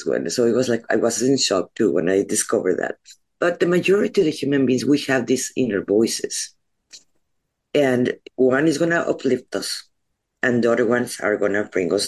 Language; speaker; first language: English; non-native, fluent; Spanish